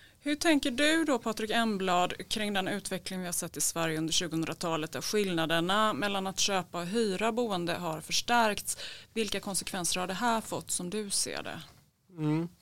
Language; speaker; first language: Swedish; native; Swedish